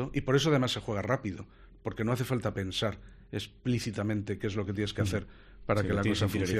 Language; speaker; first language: Spanish; native; Spanish